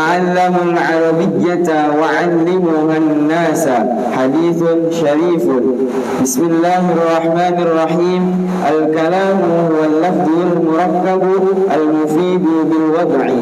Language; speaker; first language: Arabic; non-native, learner; Indonesian